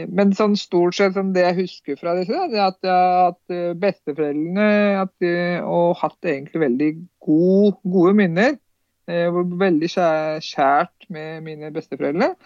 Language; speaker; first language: Norwegian; early bilingual, other home language; Punjabi